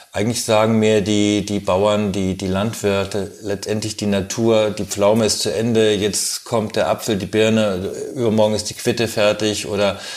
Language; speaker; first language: German; native; German